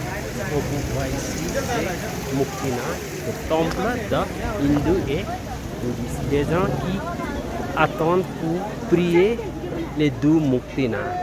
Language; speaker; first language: French; non-native, learner; Nepali